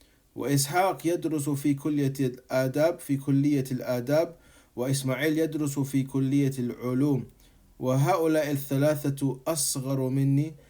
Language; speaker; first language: Arabic; non-native, fluent; English